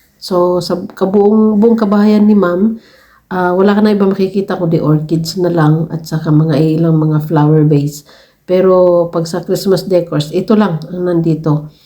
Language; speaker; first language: Filipino; native; Filipino